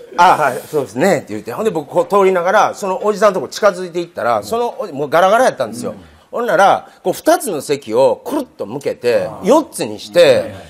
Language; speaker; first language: Japanese; native; Japanese